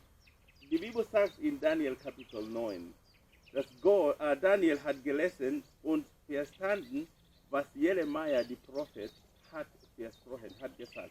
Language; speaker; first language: German; non-native, fluent; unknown